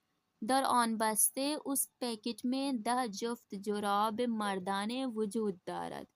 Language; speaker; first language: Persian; non-native, fluent; Urdu